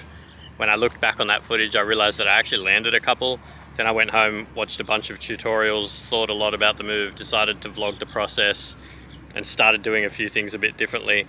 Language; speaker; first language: English; native; English